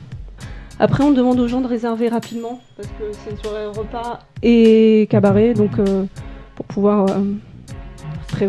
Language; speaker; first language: French; native; French